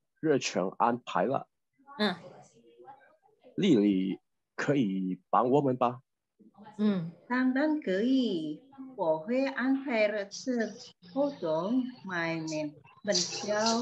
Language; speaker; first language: Chinese; non-native, learner; Indonesian